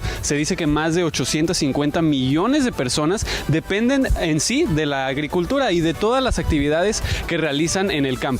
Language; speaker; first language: Spanish; native; Spanish